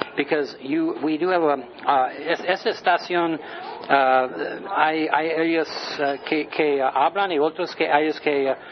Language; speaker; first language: Spanish; non-native, learner; English